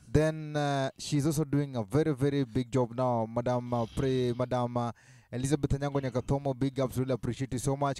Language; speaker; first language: English; non-native, local second language; Luo (Kenya and Tanzania)